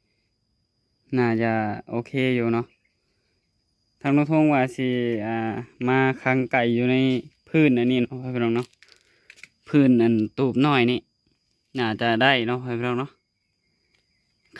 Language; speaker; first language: Thai; non-native, local second language; Lao